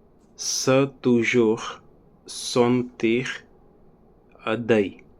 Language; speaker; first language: French; non-native, learner; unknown